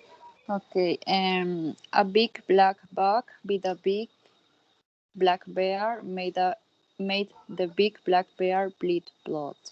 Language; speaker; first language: English; non-native, learner; Spanish